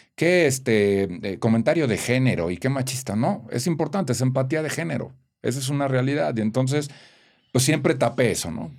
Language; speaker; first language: Spanish; native; Spanish